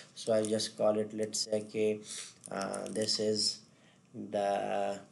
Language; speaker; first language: English; non-native, fluent; Persian